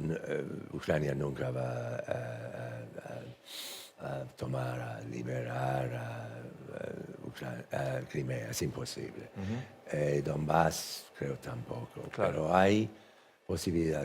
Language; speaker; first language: Spanish; non-native, fluent; English